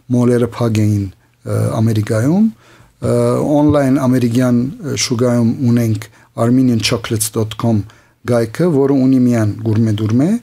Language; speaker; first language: Armenian; early bilingual, heritage; Armenian